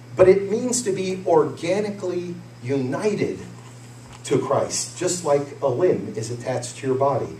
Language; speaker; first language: English; native; English